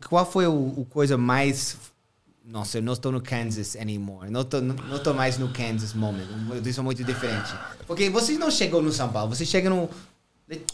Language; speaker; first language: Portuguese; non-native, fluent; English